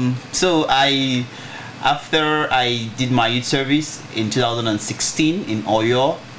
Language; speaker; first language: English; non-native, local second language; Igbo